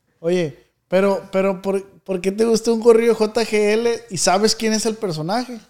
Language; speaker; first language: Spanish; native; Spanish